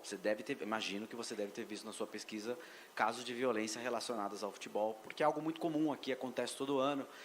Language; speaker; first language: Portuguese; native; Portuguese